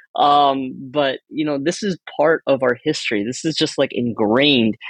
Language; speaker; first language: English; early bilingual, other home language; Spanish